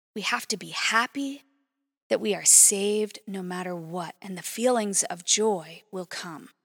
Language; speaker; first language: English; native; English